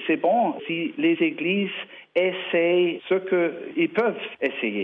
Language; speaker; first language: French; non-native, learner; German